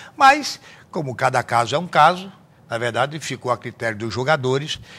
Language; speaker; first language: Portuguese; native; Portuguese